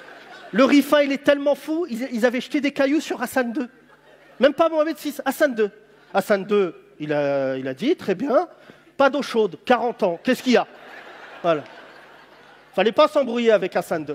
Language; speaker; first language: French; native; French